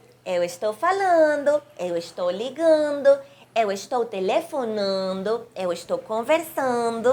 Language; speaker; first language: Portuguese; non-native, fluent; Spanish